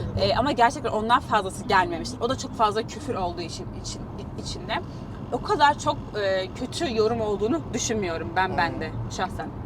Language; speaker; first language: Turkish; native; Turkish